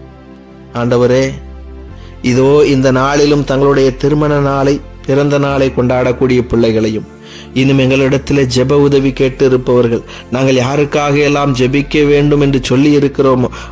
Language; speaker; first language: Tamil; native; Tamil